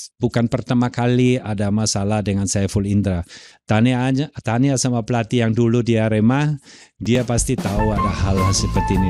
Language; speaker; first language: Indonesian; non-native, fluent; German